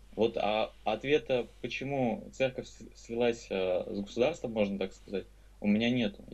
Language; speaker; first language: Russian; native; Russian